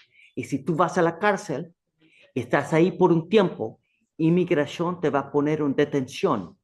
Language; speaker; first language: Spanish; non-native, learner; English